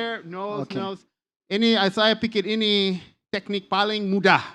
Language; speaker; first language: Indonesian; non-native, learner; English